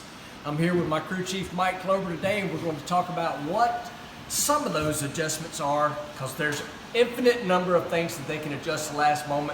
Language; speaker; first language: English; native; English